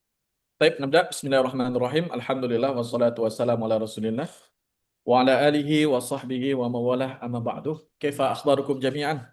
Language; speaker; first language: Arabic; non-native, fluent; Indonesian